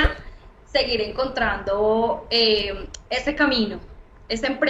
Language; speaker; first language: Portuguese; non-native, learner; Spanish